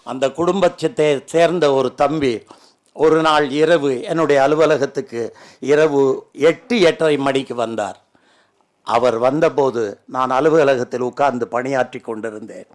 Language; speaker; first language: Tamil; native; Tamil